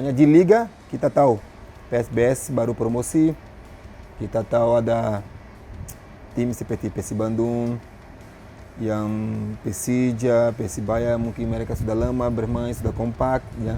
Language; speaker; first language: Indonesian; non-native, fluent; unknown